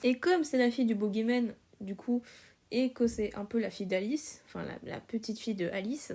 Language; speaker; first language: French; native; French